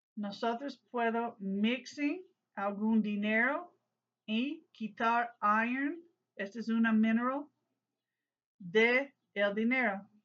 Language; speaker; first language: Spanish; non-native, learner; English